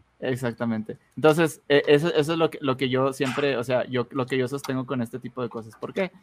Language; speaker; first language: Spanish; native; Spanish